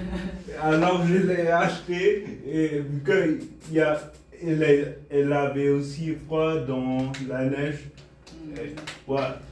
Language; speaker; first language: French; non-native, fluent; Bulgarian